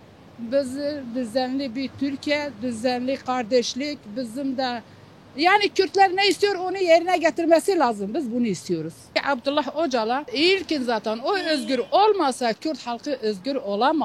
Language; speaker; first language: Turkish; non-native, local second language; Kurdish